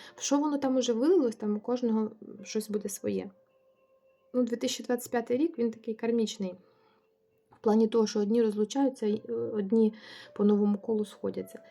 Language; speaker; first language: Ukrainian; non-native, local second language; Russian